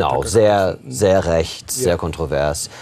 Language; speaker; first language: German; non-native, fluent; English